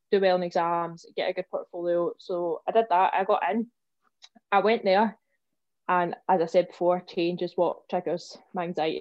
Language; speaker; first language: English; native; English